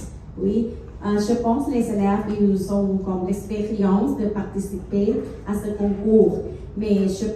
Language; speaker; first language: French; non-native, fluent; Thai